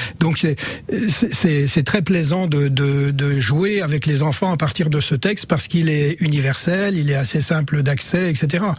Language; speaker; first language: French; native; French